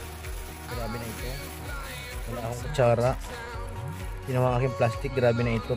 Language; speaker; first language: Filipino; non-native, local second language; Cebuano